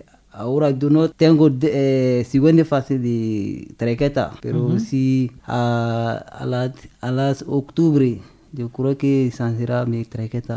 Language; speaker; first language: Spanish; non-native, learner; French